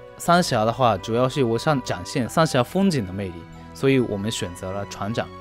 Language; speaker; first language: Chinese; non-native, fluent; Japanese